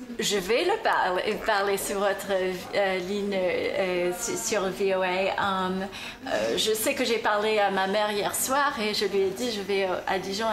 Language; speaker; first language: French; non-native, fluent; English